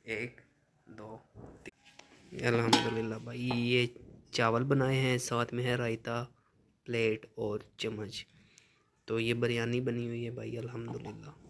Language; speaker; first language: Urdu; non-native, local second language; Punjabi